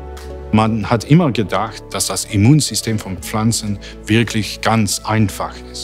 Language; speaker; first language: German; non-native, fluent; Dutch